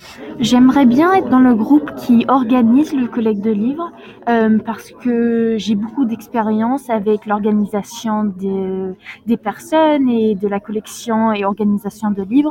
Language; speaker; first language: French; non-native, learner; English